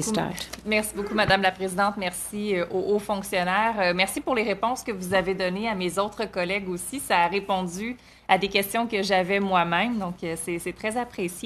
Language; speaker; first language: French; native; French